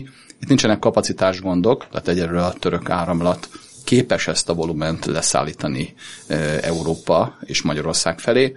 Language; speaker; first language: Hungarian; native; Hungarian